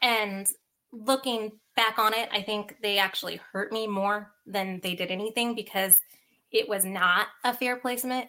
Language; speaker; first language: English; early bilingual, other home language; Sinhala